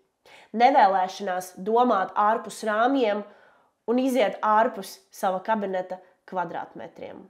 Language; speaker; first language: Latvian; native; Latvian